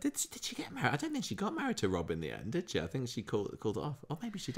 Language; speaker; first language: English; native; English